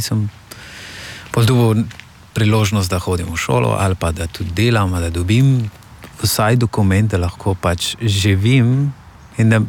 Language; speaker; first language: Slovenian; non-native, fluent; Persian